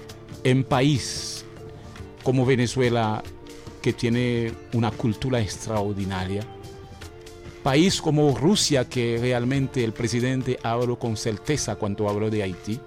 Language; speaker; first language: Spanish; non-native, fluent; Haitian Creole